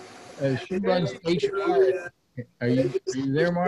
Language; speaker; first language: English; native; English